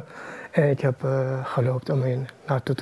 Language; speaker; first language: Dutch; non-native, learner; Arabic